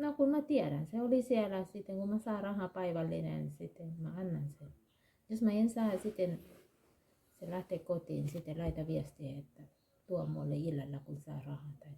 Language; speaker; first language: Finnish; non-native, learner; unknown